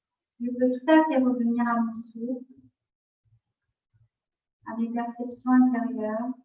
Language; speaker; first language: French; native; French